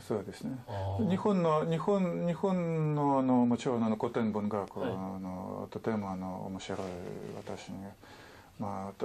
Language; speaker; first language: Japanese; non-native, learner; Russian